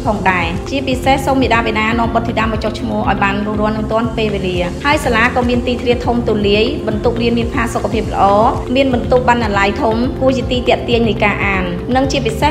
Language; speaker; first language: Khmer; native; Khmer